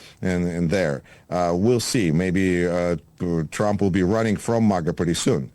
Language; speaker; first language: English; non-native, fluent; Russian